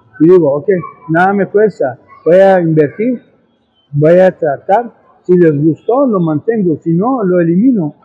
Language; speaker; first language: Spanish; non-native, fluent; Persian